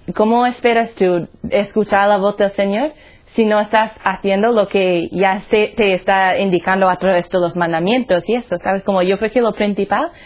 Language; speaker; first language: Spanish; non-native, fluent; English